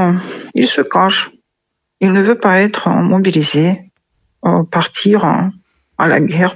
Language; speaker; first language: French; non-native, fluent; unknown